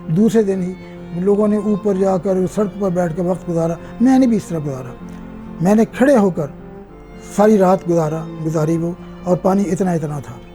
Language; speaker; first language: Urdu; non-native, local second language; Punjabi